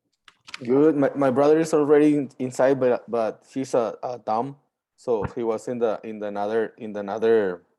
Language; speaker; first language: English; non-native, learner; Spanish